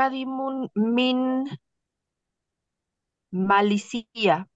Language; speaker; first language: Arabic; non-native, learner; Spanish